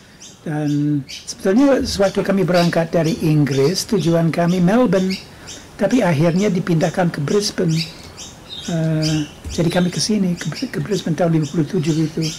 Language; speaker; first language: Indonesian; non-native, fluent; English